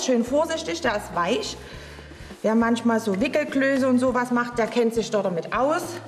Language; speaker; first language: German; native; German